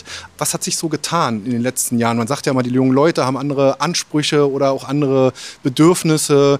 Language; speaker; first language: German; native; German